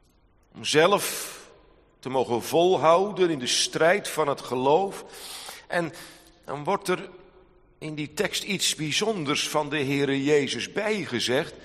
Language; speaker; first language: Dutch; native; Dutch